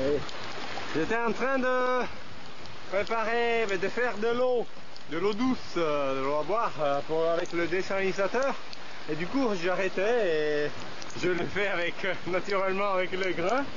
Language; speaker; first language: French; non-native, fluent; Italian